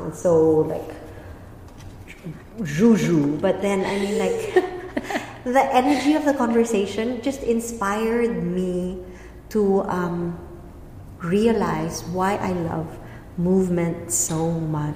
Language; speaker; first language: English; native; English